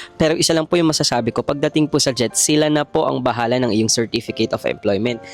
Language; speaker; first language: Filipino; native; Filipino